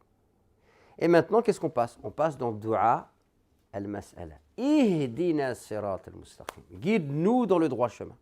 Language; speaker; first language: French; native; French